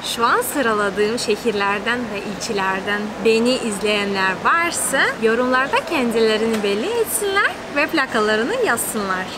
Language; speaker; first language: Turkish; non-native, fluent; Russian